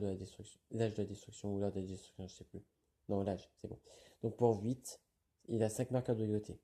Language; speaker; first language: French; native; French